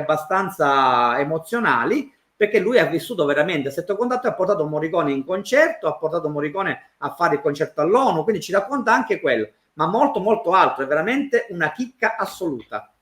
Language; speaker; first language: Italian; native; Italian